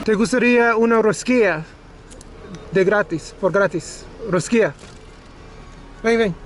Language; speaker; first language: Spanish; non-native, learner; English